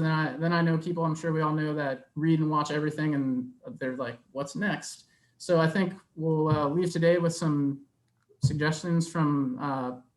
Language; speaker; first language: English; native; English